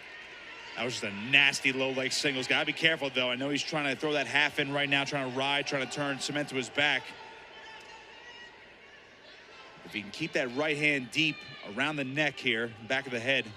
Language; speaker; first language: English; native; English